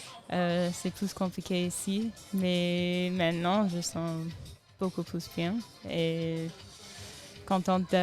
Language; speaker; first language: French; non-native, learner; English